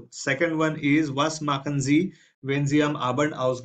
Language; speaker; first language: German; non-native, fluent; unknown